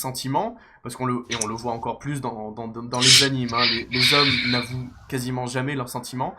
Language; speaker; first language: French; native; French